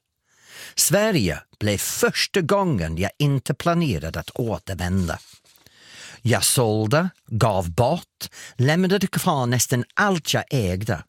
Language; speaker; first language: Swedish; non-native, fluent; English